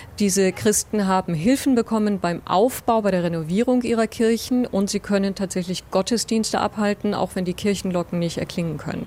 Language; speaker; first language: German; early bilingual, other home language; Persian